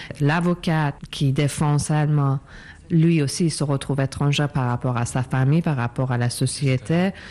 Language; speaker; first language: French; non-native, fluent; Persian